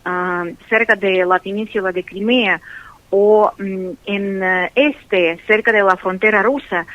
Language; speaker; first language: Spanish; non-native, fluent; Russian